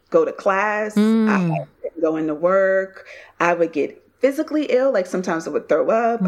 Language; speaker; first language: English; native; English